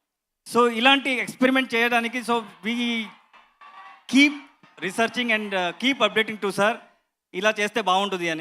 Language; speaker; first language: Telugu; non-native, learner; Kannada